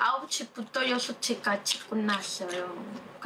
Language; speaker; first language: Korean; non-native, learner; Spanish